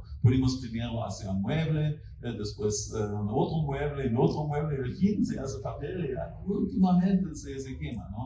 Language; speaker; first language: Spanish; non-native, fluent; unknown